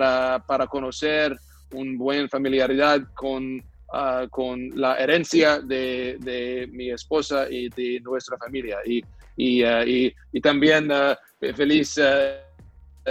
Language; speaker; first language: Spanish; non-native, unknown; English